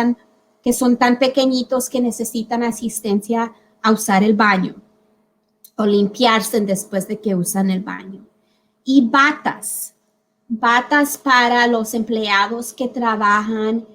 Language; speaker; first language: Spanish; early bilingual, heritage; Spanish